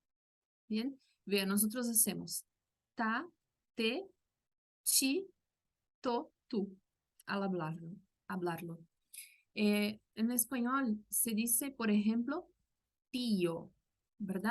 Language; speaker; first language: Spanish; non-native, local second language; Portuguese